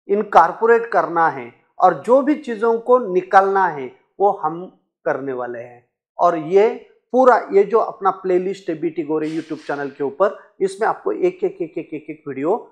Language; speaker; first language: Hindi; non-native, local second language; Marathi